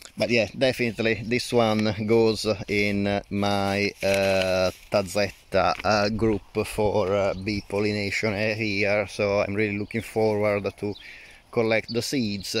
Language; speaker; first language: English; non-native, fluent; Italian